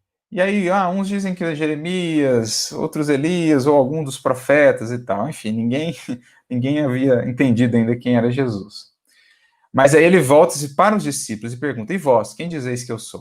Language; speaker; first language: Portuguese; native; Portuguese